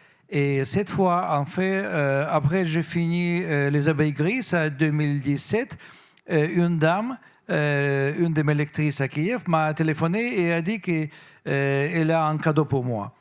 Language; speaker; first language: French; non-native, fluent; Russian